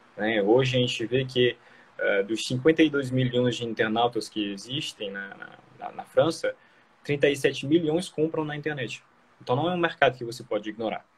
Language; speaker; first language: Portuguese; non-native, fluent; French